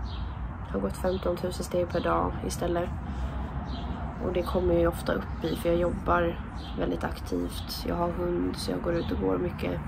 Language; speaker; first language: Swedish; native; Swedish